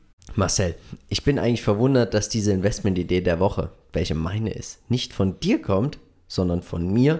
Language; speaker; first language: German; native; German